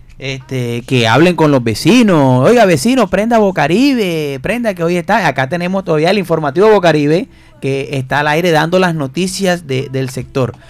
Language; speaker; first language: Spanish; native; Spanish